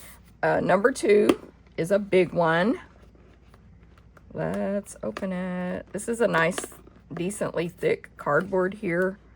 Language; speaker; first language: English; native; English